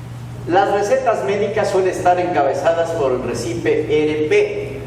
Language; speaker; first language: Spanish; native; Spanish